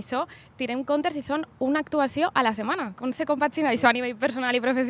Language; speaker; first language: Catalan; native; Catalan